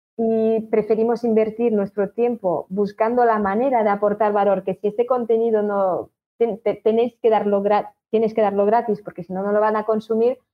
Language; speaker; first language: Spanish; non-native, fluent; French